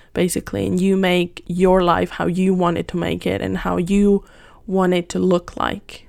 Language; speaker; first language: English; non-native, fluent; Spanish